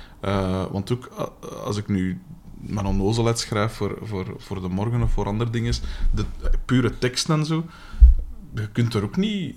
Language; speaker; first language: Dutch; native; Dutch